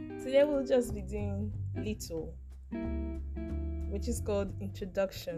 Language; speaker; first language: English; non-native, local second language; Igbo